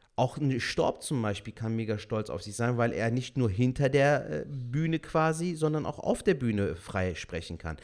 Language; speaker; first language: German; early bilingual, other home language; Turkish